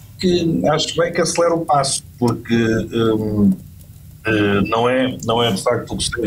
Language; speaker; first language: Portuguese; native; Portuguese